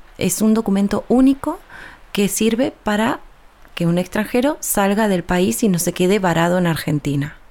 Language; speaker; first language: Spanish; native; Spanish